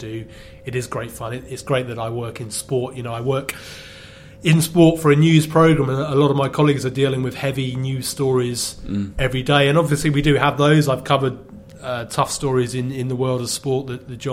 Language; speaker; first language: English; native; English